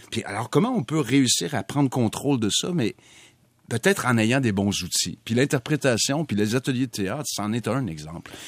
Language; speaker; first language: French; native; French